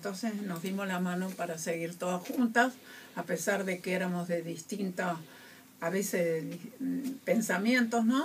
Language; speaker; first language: Spanish; native; Spanish